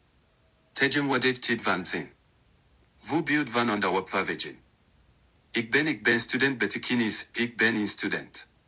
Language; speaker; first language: Dutch; non-native, learner; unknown